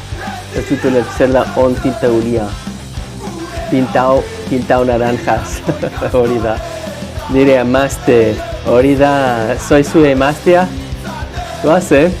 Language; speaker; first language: Basque; non-native, learner; English